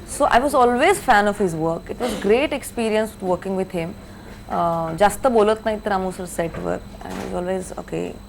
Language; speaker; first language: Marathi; native; Marathi